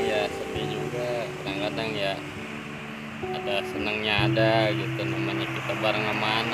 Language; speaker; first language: Indonesian; non-native, local second language; Sundanese